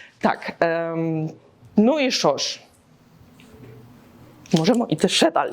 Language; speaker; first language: Polish; non-native, learner; Ukrainian